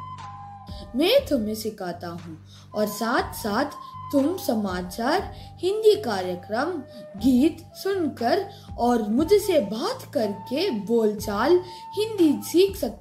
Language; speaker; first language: Hindi; non-native, local second language; Tamil